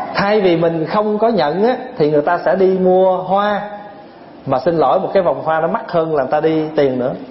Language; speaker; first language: Vietnamese; early bilingual, other home language; English